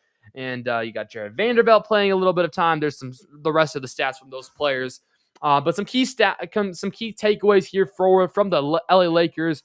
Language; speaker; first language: English; native; English